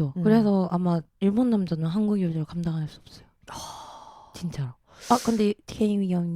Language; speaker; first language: Korean; early bilingual, heritage; Japanese